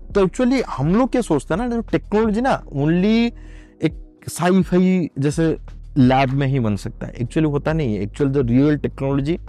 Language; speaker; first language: Hindi; non-native, local second language; Odia